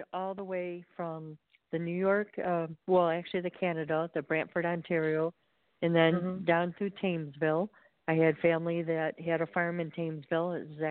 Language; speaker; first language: English; native; English